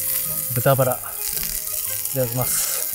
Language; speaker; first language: Japanese; native; Japanese